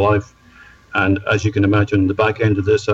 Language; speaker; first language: English; native; English